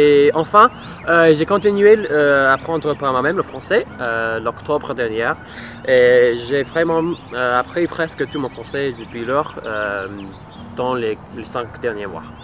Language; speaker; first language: French; non-native, learner; English